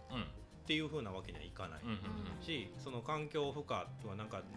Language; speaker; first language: Japanese; native; Japanese